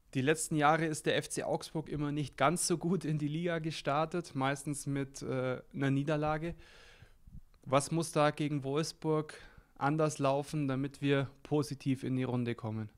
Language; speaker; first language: German; native; German